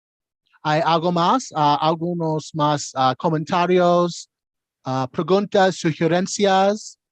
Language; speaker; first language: Spanish; non-native, learner; English